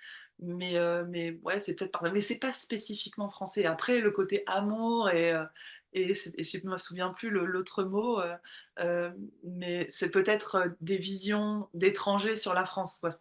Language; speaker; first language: French; native; French